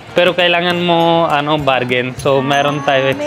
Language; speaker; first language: Filipino; non-native, learner; Punjabi